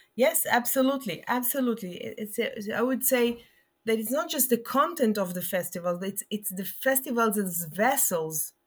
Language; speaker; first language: English; non-native, fluent; Hebrew